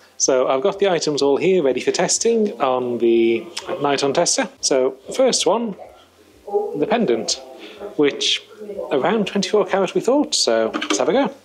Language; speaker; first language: English; native; English